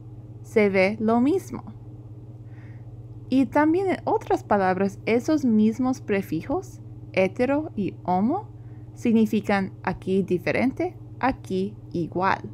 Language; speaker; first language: Spanish; non-native, fluent; English